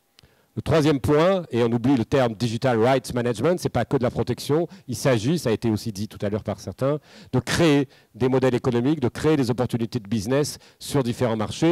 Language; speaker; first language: French; native; French